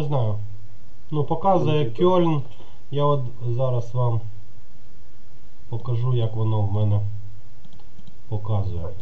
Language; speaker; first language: Russian; native; Russian